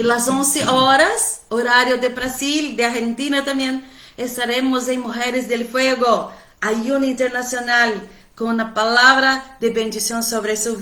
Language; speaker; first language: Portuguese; non-native, learner; Spanish